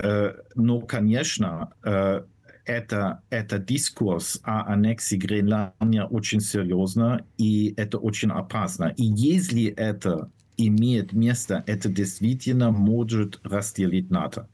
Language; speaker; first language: Russian; non-native, fluent; German